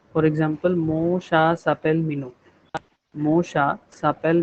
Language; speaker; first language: French; non-native, fluent; Hindi